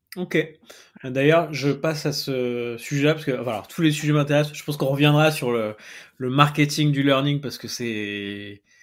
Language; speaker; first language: French; native; French